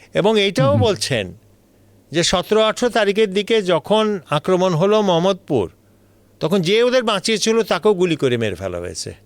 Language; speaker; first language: Bangla; native; Bangla